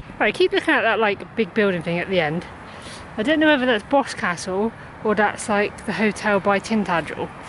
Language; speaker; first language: English; native; English